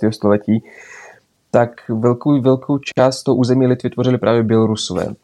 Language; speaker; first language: Czech; early bilingual, other home language; Belarusian